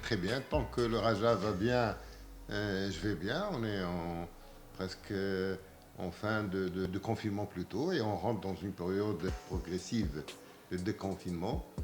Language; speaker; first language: French; non-native, local second language; Arabic